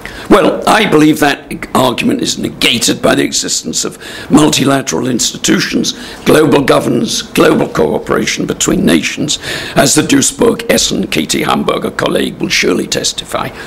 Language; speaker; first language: English; native; English